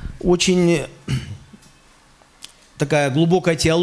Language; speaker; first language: Russian; native; Russian